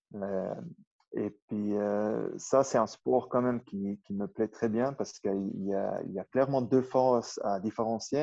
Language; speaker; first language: French; non-native, fluent; German